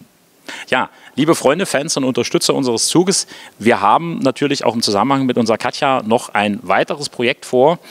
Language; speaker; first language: German; native; German